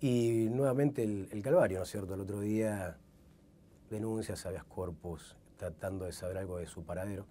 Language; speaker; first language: Spanish; native; Spanish